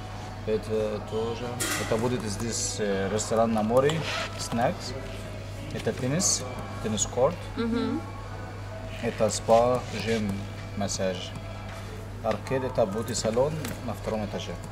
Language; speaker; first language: Russian; non-native, learner; Arabic